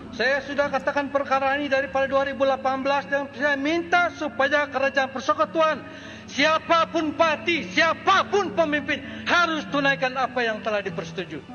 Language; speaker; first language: Malay; native; Malay